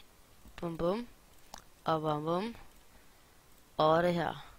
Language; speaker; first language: Danish; native; Danish